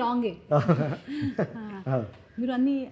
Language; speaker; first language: Telugu; non-native, learner; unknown